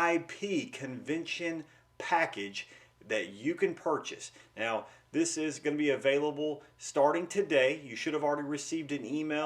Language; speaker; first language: English; native; English